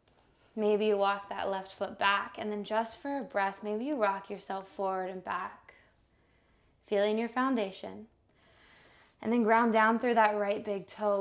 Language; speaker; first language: English; native; English